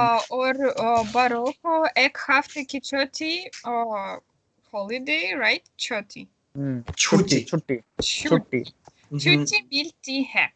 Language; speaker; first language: Hindi; non-native, learner; Russian